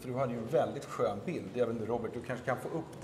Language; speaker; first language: Swedish; native; Swedish